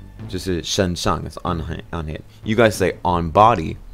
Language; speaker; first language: English; native; English